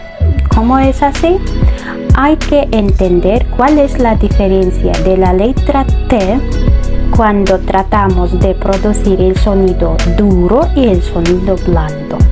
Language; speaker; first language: Spanish; non-native, fluent; Russian